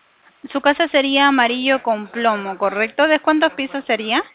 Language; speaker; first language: Spanish; native; Spanish